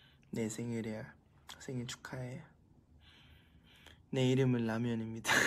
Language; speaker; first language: Korean; non-native, fluent; Thai